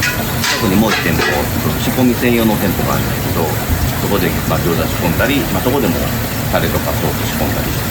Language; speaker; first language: Japanese; native; Japanese